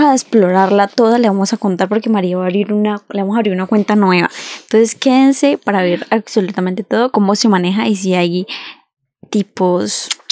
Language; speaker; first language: Spanish; native; Spanish